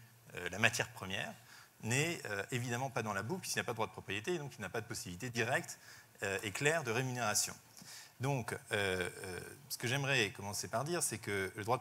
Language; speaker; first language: French; native; French